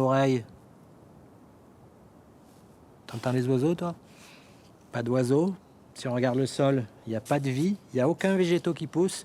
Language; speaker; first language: French; native; French